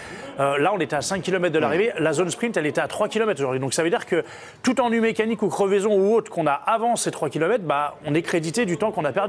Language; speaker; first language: French; native; French